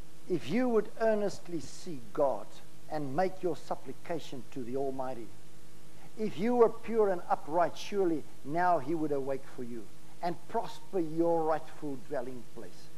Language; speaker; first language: English; non-native, local second language; Afrikaans